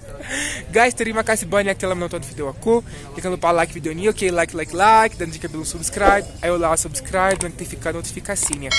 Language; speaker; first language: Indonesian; non-native, fluent; Portuguese